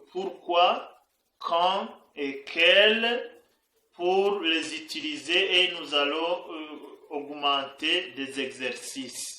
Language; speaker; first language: French; non-native, fluent; Kinyarwanda